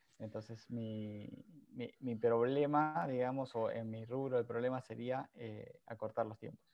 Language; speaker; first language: Spanish; native; Spanish